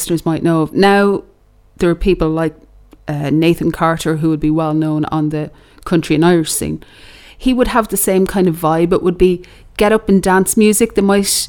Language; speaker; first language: English; native; English